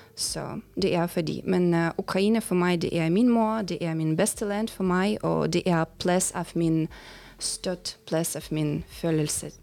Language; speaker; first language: Danish; non-native, fluent; Ukrainian